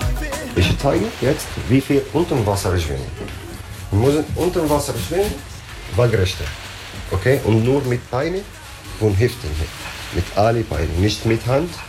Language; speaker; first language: German; non-native, learner; Arabic